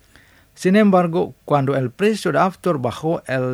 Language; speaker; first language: Spanish; non-native, fluent; Indonesian